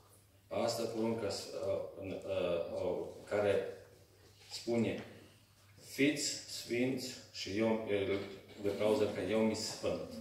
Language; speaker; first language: Romanian; non-native, learner; Serbian